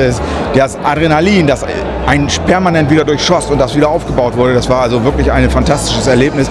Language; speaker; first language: German; native; German